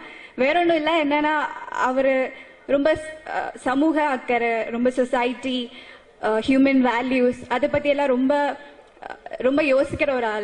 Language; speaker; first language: Tamil; non-native, fluent; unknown